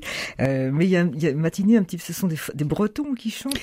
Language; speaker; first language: French; native; French